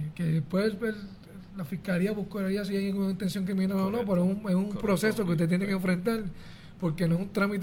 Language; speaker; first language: Spanish; native; Spanish